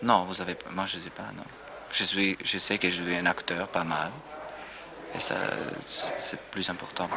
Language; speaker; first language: French; non-native, fluent; German